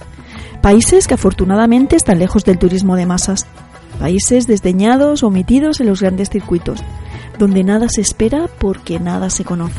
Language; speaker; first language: Spanish; native; Spanish